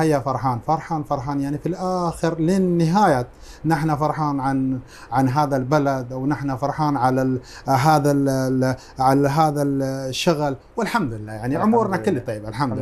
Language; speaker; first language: Arabic; non-native, fluent; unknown